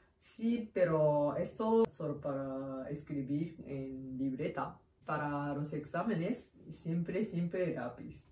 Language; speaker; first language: Spanish; non-native, learner; Japanese